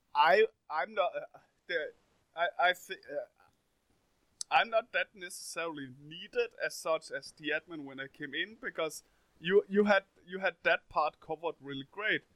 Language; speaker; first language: English; non-native, fluent; Danish